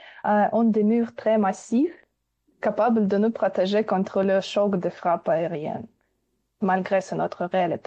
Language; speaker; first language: French; non-native, fluent; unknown